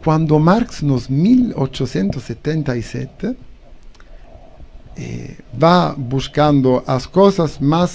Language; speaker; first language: Portuguese; non-native, learner; Italian